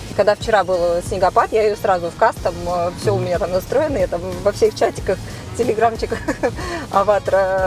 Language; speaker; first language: Russian; native; Russian